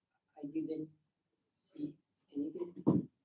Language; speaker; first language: English; non-native, learner; Spanish